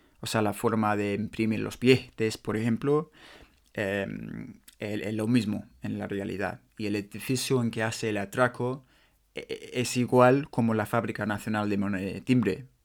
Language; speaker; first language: Spanish; non-native, learner; English